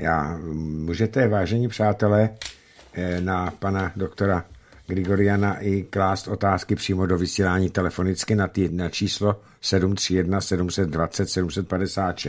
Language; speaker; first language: Czech; native; Czech